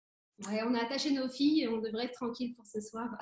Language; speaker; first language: French; native; French